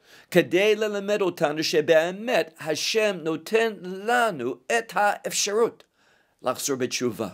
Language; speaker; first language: Hebrew; non-native, fluent; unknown